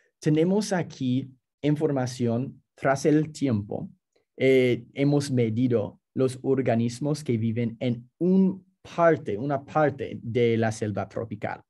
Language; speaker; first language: Spanish; non-native, fluent; English